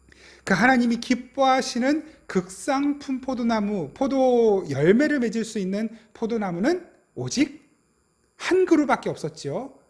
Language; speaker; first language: Korean; native; Korean